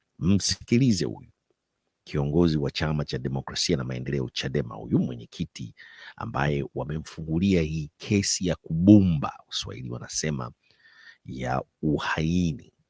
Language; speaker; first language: Swahili; native; Swahili